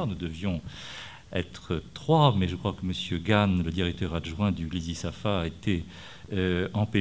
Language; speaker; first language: French; native; French